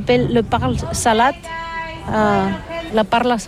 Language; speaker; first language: French; non-native, learner; Catalan